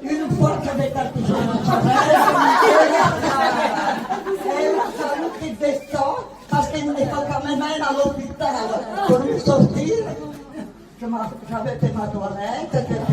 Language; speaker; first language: French; non-native, fluent; Italian